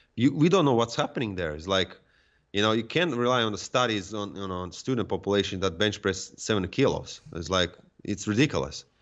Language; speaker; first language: English; non-native, fluent; Serbian